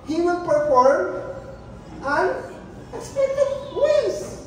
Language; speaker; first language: English; non-native, local second language; Filipino